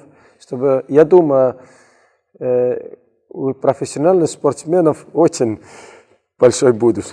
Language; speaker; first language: Russian; non-native, learner; Estonian